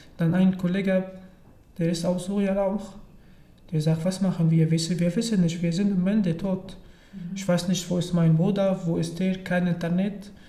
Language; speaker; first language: German; non-native, learner; Arabic